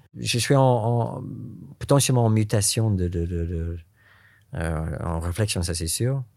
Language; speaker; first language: French; non-native, fluent; English